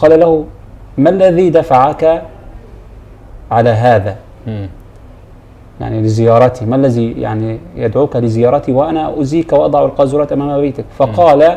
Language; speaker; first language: Arabic; native; Arabic